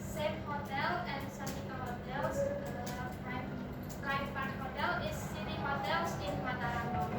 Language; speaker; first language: English; non-native, learner; Indonesian